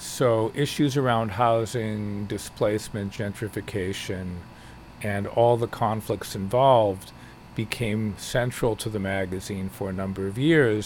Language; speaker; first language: English; native; English